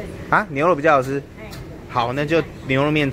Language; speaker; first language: Chinese; native; Chinese